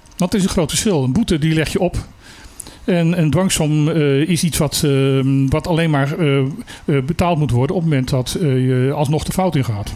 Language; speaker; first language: Dutch; native; Dutch